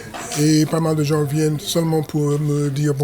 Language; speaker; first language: French; non-native, fluent; English